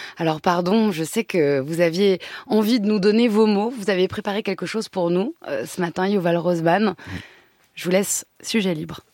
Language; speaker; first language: French; native; French